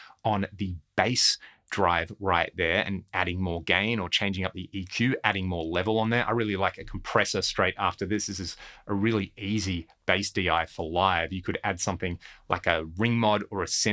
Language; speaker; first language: English; native; English